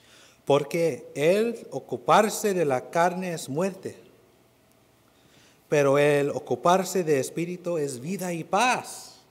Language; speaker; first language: Spanish; non-native, fluent; English